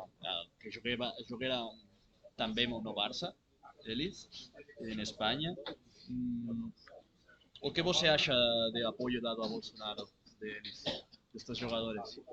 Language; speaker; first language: Portuguese; non-native, learner; Catalan